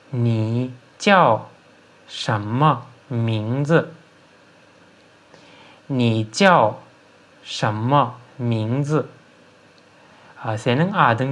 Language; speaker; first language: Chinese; non-native, fluent; Turkmen